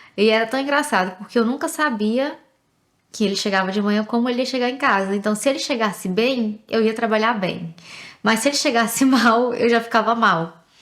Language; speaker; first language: Portuguese; native; Portuguese